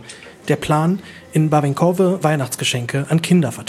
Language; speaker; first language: German; native; German